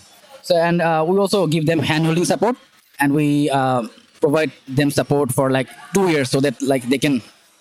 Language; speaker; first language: English; non-native, local second language; Bangla